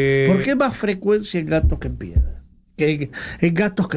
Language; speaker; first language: Spanish; native; Spanish